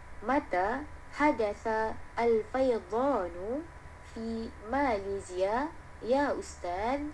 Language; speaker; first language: Arabic; non-native, learner; Malay